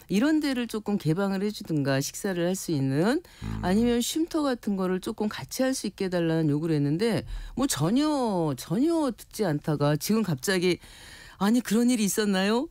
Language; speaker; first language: Korean; native; Korean